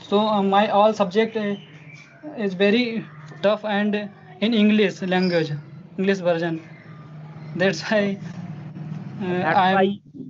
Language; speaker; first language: English; non-native, learner; Hindi